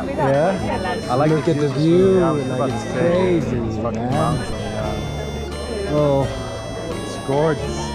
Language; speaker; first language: English; non-native, learner; Korean